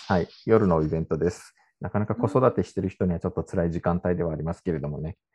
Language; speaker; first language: Japanese; native; Japanese